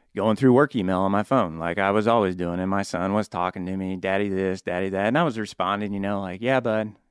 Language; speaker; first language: English; native; English